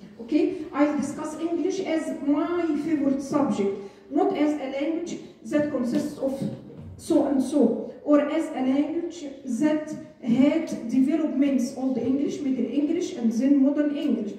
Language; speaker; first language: English; non-native, fluent; Arabic